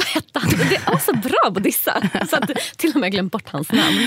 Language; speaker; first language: Swedish; native; Swedish